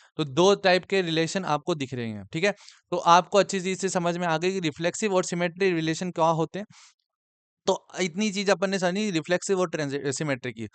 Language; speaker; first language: Hindi; native; Hindi